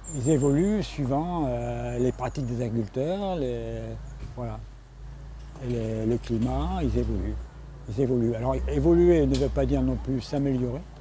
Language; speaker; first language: French; native; French